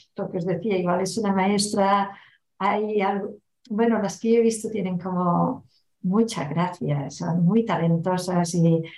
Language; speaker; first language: Spanish; non-native, local second language; Catalan